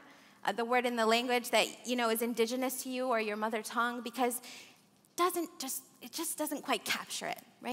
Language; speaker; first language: English; early bilingual, other home language; Arabic